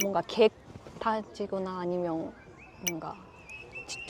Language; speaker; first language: Korean; non-native, learner; Japanese